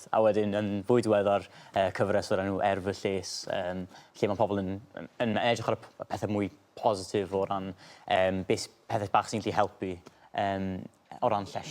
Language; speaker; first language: Welsh; native; Welsh